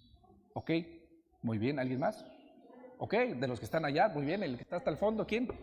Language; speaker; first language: Spanish; native; Spanish